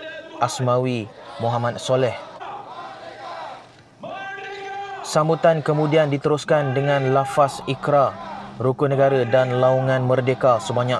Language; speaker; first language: Malay; native; Malay